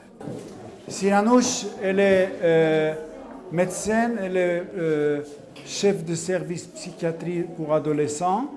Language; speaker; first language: French; non-native, learner; Armenian